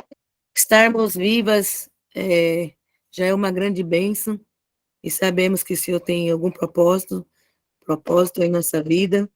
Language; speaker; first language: Portuguese; native; Portuguese